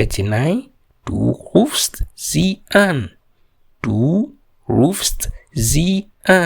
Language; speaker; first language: German; non-native, fluent; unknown